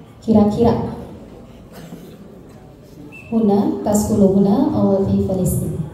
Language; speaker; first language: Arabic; non-native, learner; Indonesian